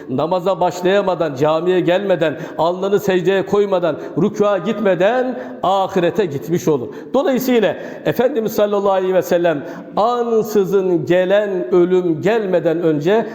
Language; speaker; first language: Turkish; native; Turkish